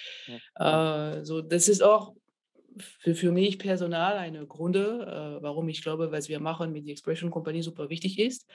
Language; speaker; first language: German; non-native, fluent; French